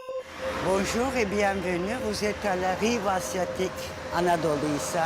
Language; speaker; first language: French; non-native, fluent; Turkish